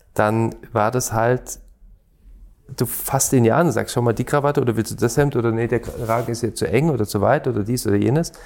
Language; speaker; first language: German; native; German